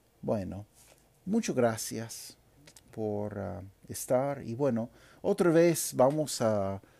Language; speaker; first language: Spanish; non-native, fluent; English